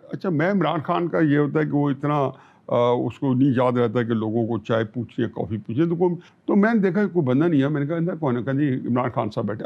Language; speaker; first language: Urdu; non-native, local second language; Punjabi